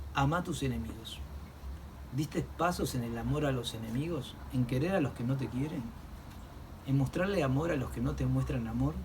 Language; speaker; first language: Spanish; native; Spanish